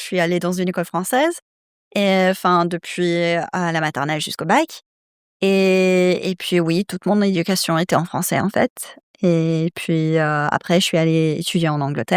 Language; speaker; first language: French; non-native, fluent; Serbian